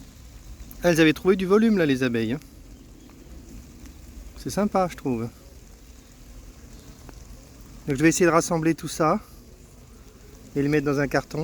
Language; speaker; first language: French; native; French